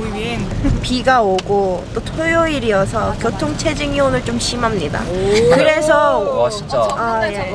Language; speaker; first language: Korean; early bilingual, heritage; Korean